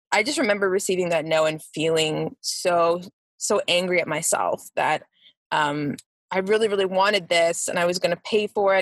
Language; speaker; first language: English; native; English